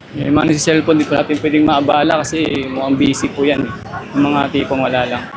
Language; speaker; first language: Filipino; native; Filipino